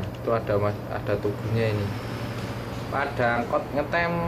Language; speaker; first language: Indonesian; native; Indonesian